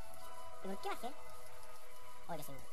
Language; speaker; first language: Spanish; native; Spanish